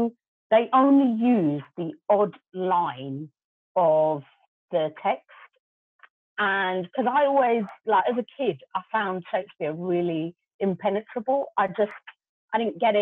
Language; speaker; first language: English; non-native, local second language; Gujarati